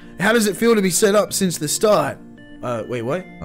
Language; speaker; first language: English; native; English